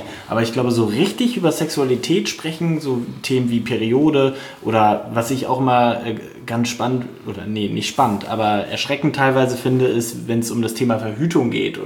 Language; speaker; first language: German; native; German